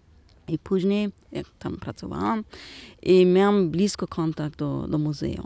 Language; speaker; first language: Polish; non-native, learner; German